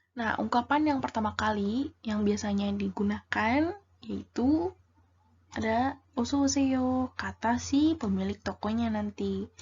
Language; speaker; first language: Indonesian; native; Indonesian